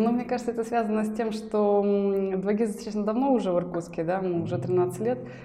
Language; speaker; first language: Russian; native; Russian